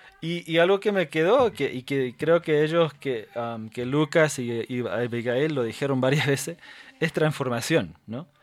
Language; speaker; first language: Spanish; non-native, fluent; English